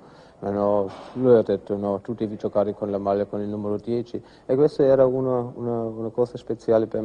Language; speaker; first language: Italian; non-native, fluent; German